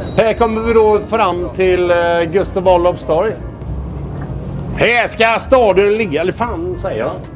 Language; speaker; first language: Swedish; native; Swedish